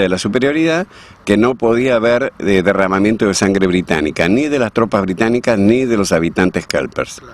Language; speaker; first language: Spanish; native; Spanish